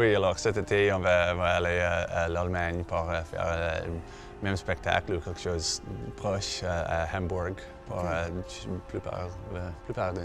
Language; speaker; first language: French; non-native, fluent; English